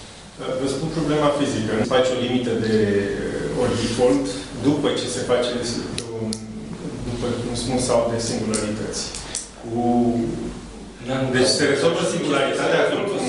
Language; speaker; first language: Romanian; native; Romanian